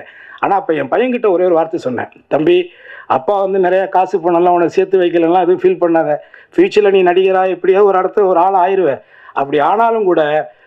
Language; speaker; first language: Tamil; native; Tamil